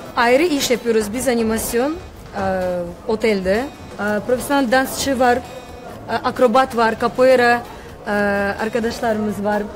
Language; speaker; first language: Turkish; non-native, fluent; Russian